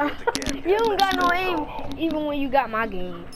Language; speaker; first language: English; native; English